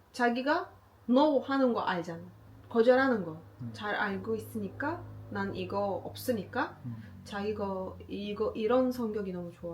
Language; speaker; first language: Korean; non-native, learner; Turkish